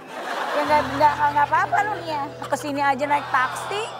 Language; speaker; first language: Indonesian; native; Indonesian